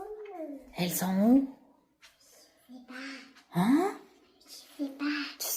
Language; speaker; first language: French; non-native, learner; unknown